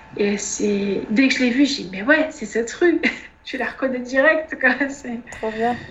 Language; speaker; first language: French; native; French